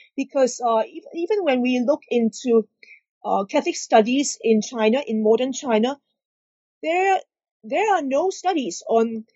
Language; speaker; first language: English; non-native, local second language; Cantonese